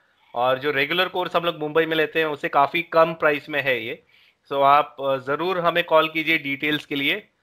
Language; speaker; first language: Hindi; native; Hindi